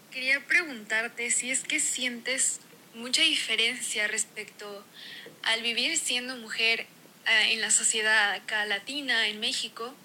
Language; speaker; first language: Spanish; native; Spanish